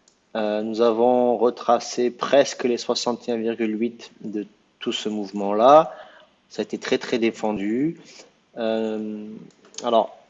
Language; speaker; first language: French; native; French